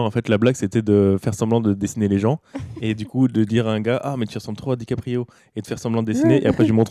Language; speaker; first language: French; native; French